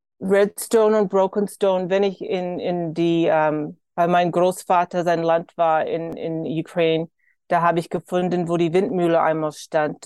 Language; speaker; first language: German; early bilingual, heritage; German